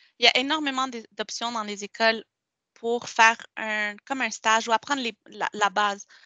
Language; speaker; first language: French; non-native, local second language; Spanish